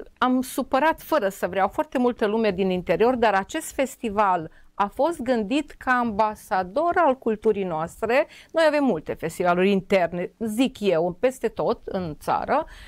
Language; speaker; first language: Romanian; non-native, local second language; Serbian